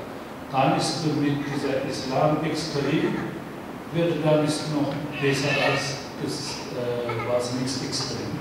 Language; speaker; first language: German; non-native, learner; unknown